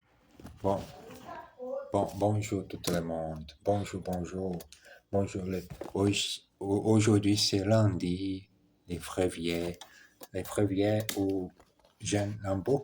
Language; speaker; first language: French; non-native, learner; Portuguese